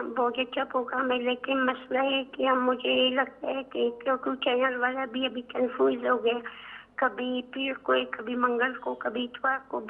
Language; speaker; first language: Urdu; non-native, local second language; Brahui